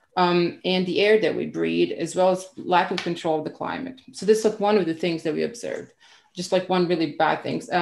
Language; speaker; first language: English; non-native, fluent; Croatian